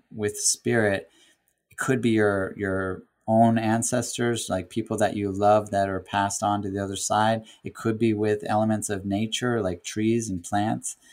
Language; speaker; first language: English; native; English